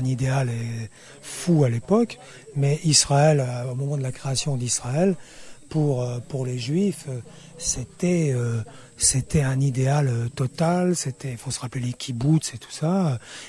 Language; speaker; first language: French; native; French